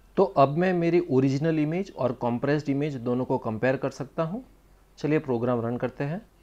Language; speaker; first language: Hindi; non-native, local second language; Gujarati